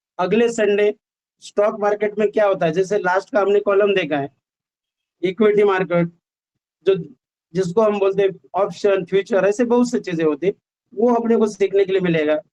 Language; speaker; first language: Hindi; non-native, local second language; Marathi